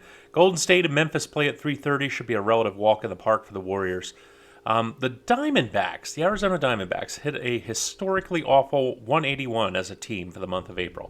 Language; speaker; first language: English; native; English